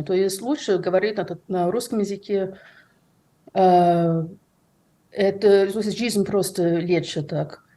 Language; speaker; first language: Russian; non-native, fluent; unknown